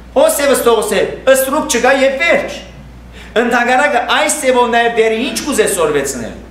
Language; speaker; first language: Armenian; early bilingual, heritage; Armenian